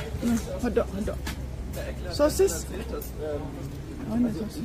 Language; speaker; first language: English; non-native, learner; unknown